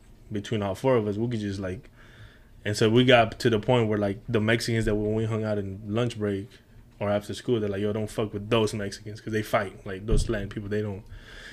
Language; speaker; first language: English; non-native, fluent; Spanish